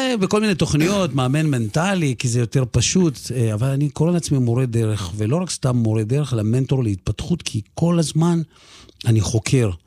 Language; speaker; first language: Hebrew; early bilingual, other home language; Russian